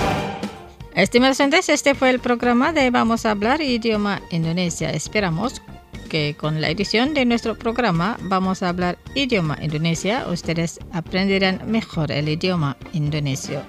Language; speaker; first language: Spanish; non-native, fluent; Indonesian